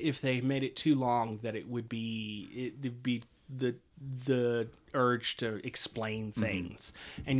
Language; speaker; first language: English; native; English